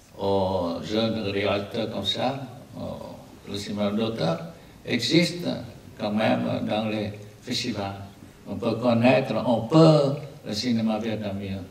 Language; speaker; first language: French; non-native, learner; Vietnamese